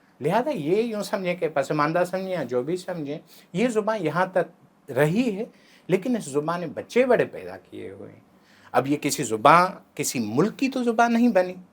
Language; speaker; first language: Urdu; non-native, local second language; Sindhi